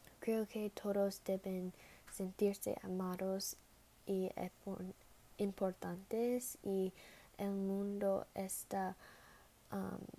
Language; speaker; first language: Spanish; non-native, learner; English